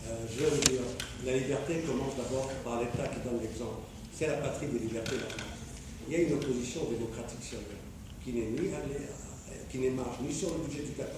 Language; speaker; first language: French; native; French